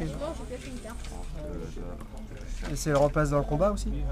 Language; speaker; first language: French; native; French